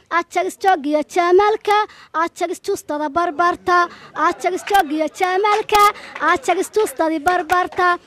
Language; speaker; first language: Somali; native; Somali